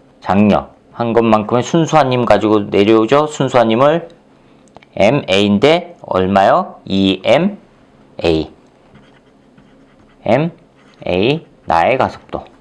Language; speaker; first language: Korean; native; Korean